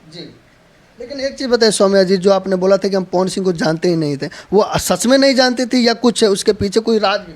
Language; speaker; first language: Hindi; native; Hindi